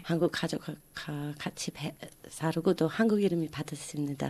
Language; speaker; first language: Korean; non-native, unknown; English